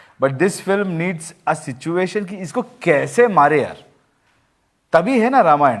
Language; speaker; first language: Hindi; non-native, local second language; Kannada